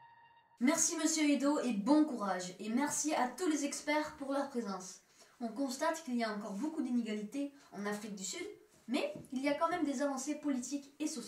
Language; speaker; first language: French; non-native, learner; German